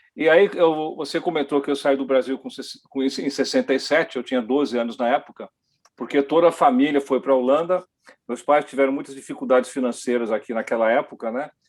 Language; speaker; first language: Portuguese; early bilingual, other home language; Dutch